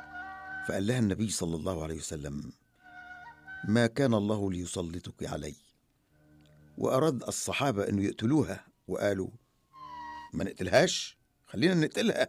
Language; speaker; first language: Arabic; native; Arabic